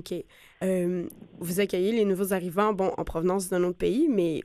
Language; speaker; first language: French; native; French